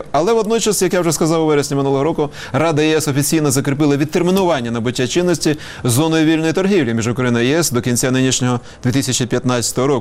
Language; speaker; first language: Ukrainian; native; Ukrainian